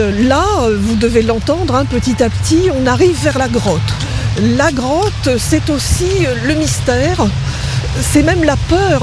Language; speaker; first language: French; native; French